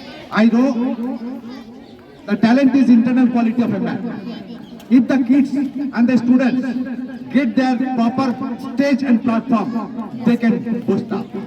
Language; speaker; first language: English; non-native, local second language; Bangla